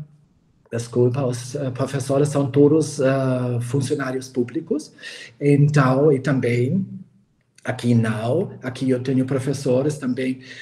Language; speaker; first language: Portuguese; non-native, fluent; German